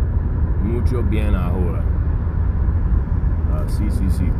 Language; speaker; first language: Spanish; non-native, learner; English